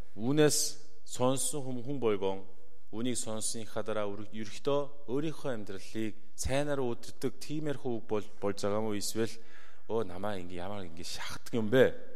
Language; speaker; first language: Mongolian; non-native, fluent; Korean